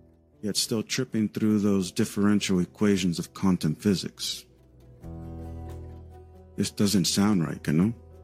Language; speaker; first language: English; early bilingual, other home language; Spanish